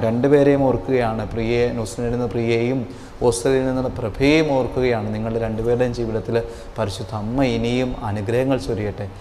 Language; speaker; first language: Malayalam; native; Malayalam